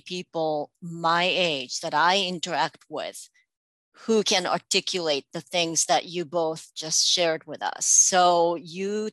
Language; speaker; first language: English; non-native, fluent; Japanese